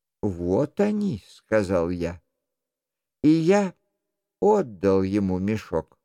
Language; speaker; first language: Russian; native; Russian